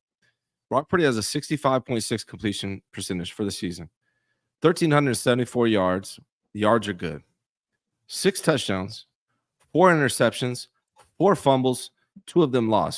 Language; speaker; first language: English; native; English